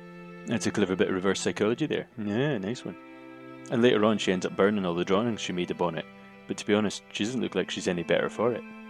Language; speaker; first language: English; native; English